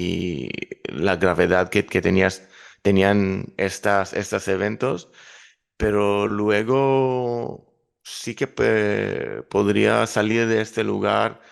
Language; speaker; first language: Spanish; non-native, fluent; Hebrew